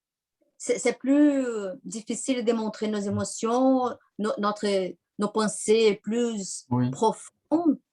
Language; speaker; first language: French; non-native, fluent; Portuguese